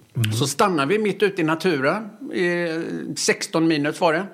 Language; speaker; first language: Swedish; native; Swedish